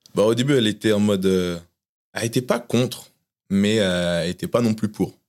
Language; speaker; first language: French; native; French